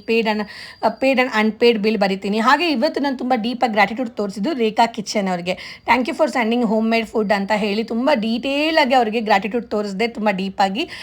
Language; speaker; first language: Kannada; native; Kannada